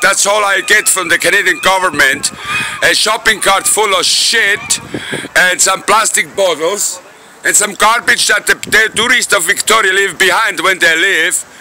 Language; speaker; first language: English; non-native, fluent; Italian